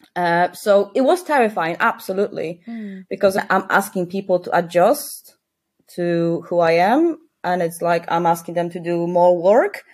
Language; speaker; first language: English; non-native, fluent; Polish